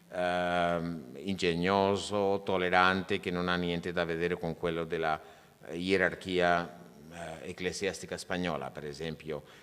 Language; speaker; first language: Italian; non-native, fluent; Spanish